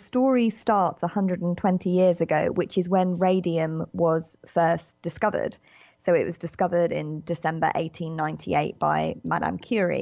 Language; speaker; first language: English; native; English